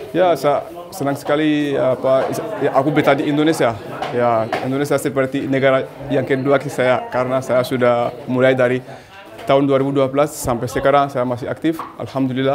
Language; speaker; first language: Indonesian; non-native, learner; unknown